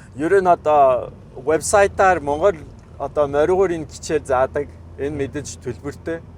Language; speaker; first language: Mongolian; non-native, fluent; French